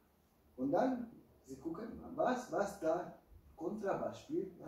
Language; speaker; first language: German; non-native, fluent; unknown